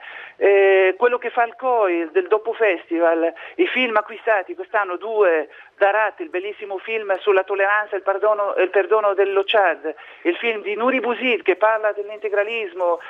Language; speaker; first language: Italian; non-native, fluent; Arabic